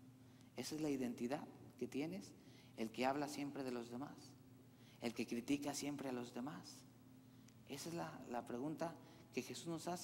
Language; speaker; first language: Spanish; native; Spanish